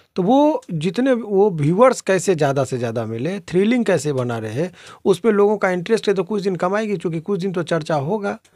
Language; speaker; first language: Hindi; native; Hindi